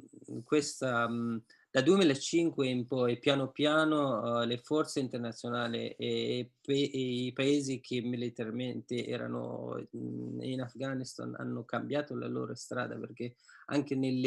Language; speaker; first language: Italian; non-native, fluent; Persian